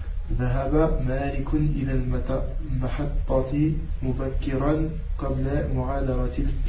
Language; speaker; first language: Arabic; non-native, learner; French